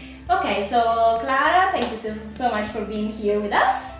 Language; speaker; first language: English; non-native, fluent; Italian